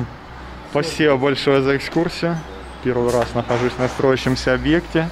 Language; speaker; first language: Russian; native; Russian